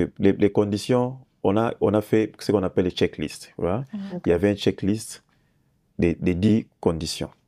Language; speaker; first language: French; non-native, local second language; Lingala